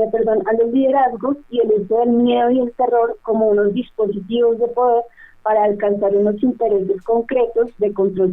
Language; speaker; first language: Spanish; native; Spanish